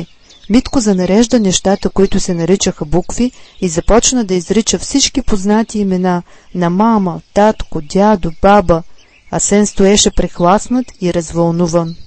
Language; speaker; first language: Bulgarian; native; Bulgarian